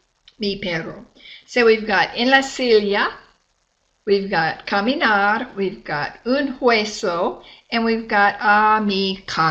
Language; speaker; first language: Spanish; non-native, fluent; English